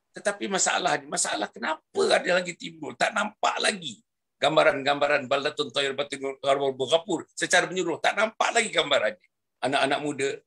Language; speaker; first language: Malay; native; Malay